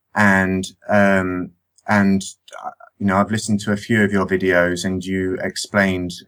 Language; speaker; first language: English; native; English